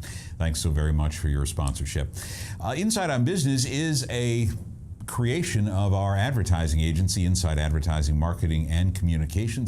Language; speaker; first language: English; native; English